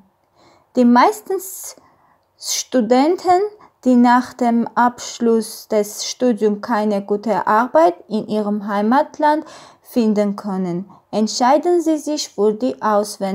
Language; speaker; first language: German; non-native, learner; Armenian